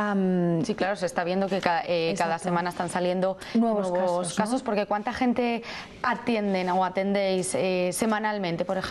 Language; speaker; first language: Spanish; native; Spanish